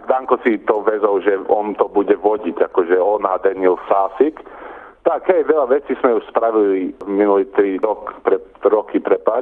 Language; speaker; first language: Slovak; early bilingual, heritage; Slovak